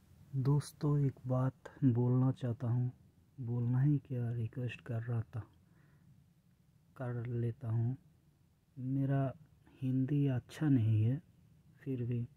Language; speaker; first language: Hindi; non-native, local second language; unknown